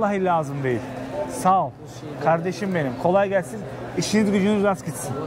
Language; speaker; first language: Turkish; native; Turkish